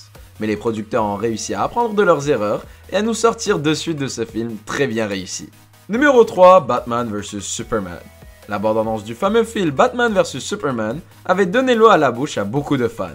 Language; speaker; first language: French; native; French